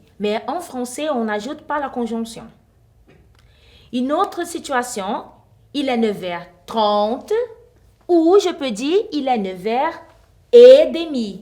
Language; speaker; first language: French; non-native, fluent; Portuguese